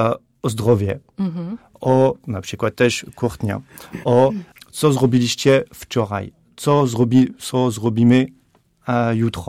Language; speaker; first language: Polish; non-native, learner; French